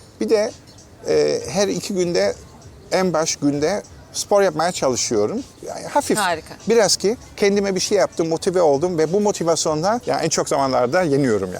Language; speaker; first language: Turkish; non-native, fluent; German